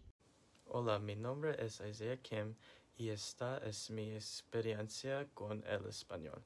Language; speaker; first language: Spanish; non-native, learner; English